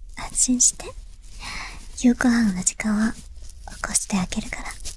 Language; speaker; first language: Japanese; non-native, learner; Chinese